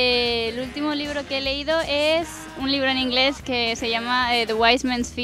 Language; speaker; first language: Spanish; native; Spanish